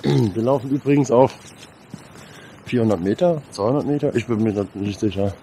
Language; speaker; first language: German; native; German